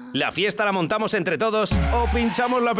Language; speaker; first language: Spanish; native; Spanish